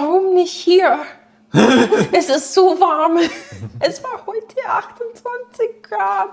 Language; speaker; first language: German; non-native, fluent; English